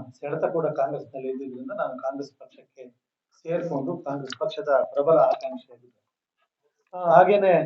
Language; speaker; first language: Kannada; native; Kannada